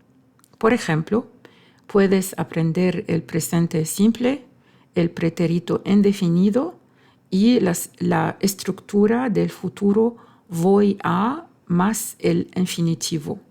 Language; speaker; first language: Spanish; non-native, fluent; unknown